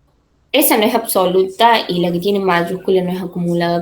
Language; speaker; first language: Spanish; native; Spanish